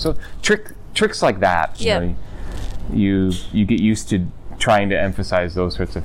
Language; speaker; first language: English; native; English